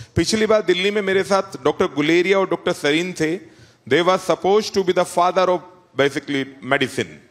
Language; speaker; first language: Hindi; native; Hindi